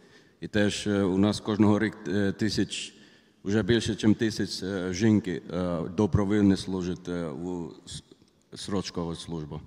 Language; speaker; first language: Ukrainian; non-native, learner; Finnish